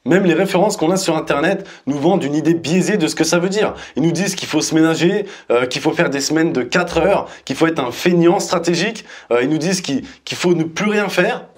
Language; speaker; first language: French; native; French